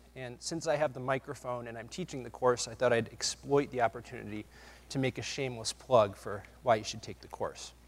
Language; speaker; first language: English; native; English